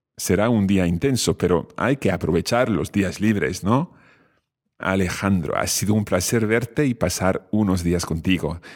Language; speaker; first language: Spanish; non-native, fluent; English